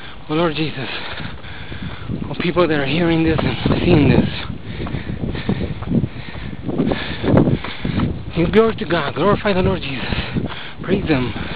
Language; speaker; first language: English; early bilingual, other home language; Spanish